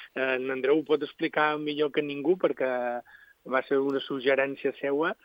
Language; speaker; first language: Catalan; native; Catalan